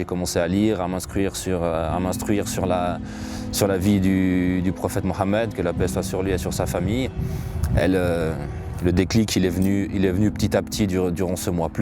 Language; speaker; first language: French; native; French